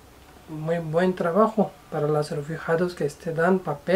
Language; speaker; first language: Spanish; non-native, fluent; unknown